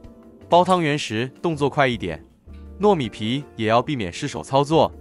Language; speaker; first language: Chinese; native; Chinese